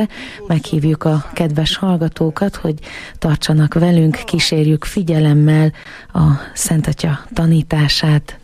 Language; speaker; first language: Hungarian; native; Hungarian